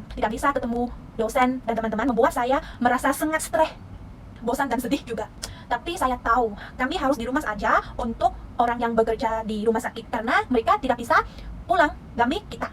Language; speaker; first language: Indonesian; non-native, learner; Khmer